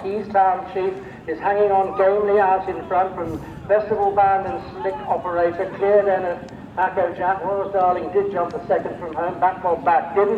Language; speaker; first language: English; native; English